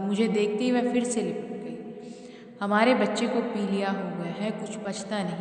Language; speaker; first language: Hindi; native; Hindi